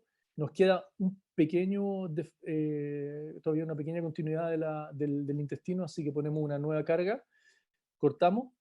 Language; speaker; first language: Spanish; native; Spanish